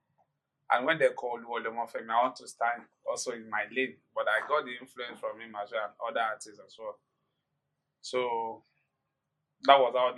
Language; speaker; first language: English; non-native, local second language; Yoruba